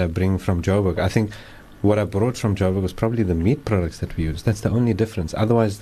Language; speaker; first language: English; native; English